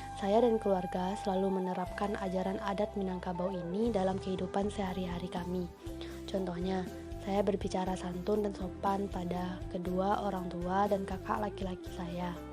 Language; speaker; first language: Indonesian; non-native, local second language; Minangkabau